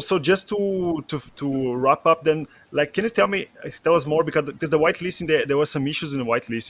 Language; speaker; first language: English; non-native, fluent; Portuguese